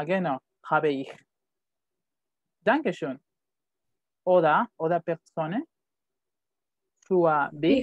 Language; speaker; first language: German; non-native, fluent; Spanish